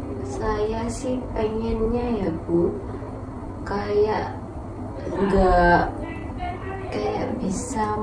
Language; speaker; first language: Indonesian; native; Indonesian